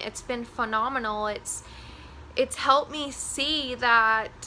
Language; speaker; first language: English; native; English